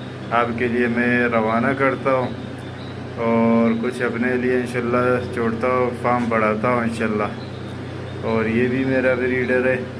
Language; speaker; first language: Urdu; non-native, local second language; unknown